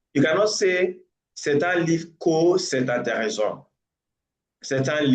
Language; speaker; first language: French; non-native, learner; English